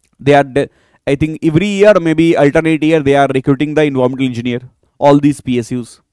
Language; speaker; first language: English; non-native, local second language; Hindi